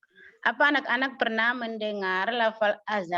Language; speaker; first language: Indonesian; native; Indonesian